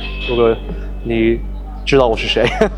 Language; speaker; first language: Chinese; early bilingual, heritage; Chinese